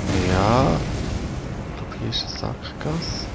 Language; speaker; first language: German; native; German